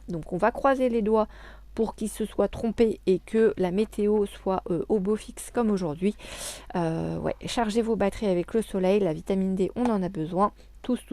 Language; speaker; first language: French; native; French